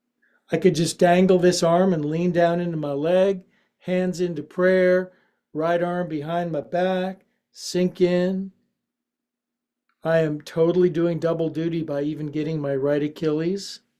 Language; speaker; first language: English; native; English